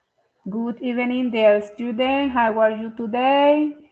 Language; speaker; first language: English; non-native, fluent; Spanish